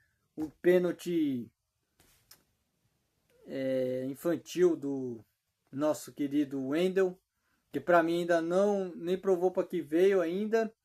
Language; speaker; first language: Portuguese; native; Portuguese